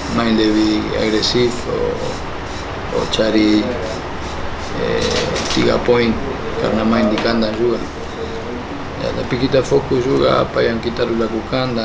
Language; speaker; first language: Indonesian; non-native, fluent; Spanish